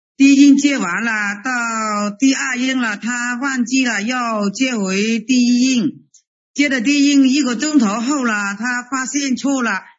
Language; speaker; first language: Chinese; non-native, local second language; Cantonese